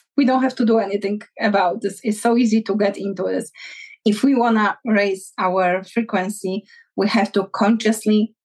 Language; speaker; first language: English; non-native, fluent; Polish